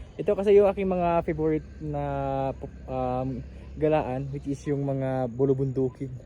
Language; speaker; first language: Filipino; non-native, local second language; Cebuano